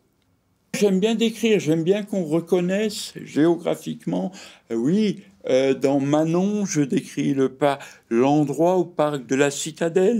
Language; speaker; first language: French; native; French